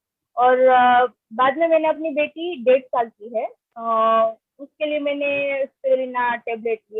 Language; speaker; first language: Hindi; non-native, local second language; Gujarati